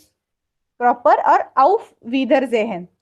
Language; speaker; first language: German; non-native, learner; Hindi